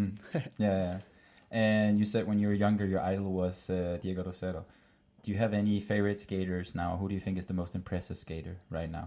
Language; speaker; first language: English; non-native, fluent; Danish